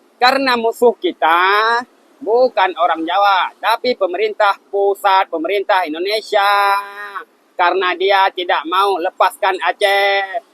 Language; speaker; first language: Indonesian; non-native, local second language; Achinese